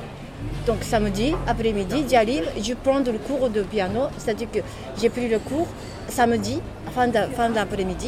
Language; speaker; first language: French; non-native, learner; Japanese